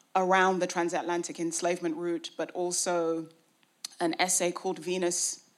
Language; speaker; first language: English; native; English